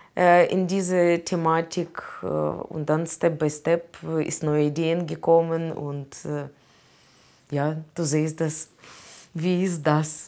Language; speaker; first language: German; non-native, learner; Russian